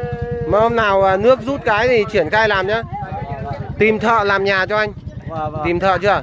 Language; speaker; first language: Vietnamese; native; Vietnamese